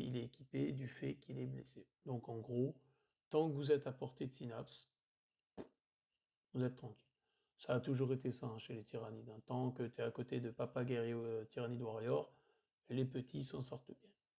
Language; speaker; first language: French; native; French